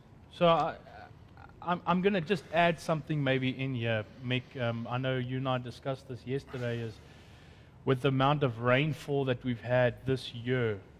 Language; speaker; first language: English; non-native, local second language; Afrikaans